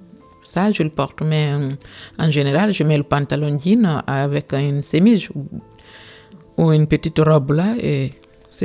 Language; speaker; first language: French; non-native, local second language; Fula